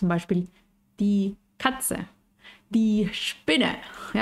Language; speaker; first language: German; non-native, fluent; Spanish